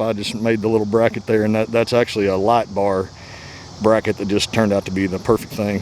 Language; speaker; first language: English; native; English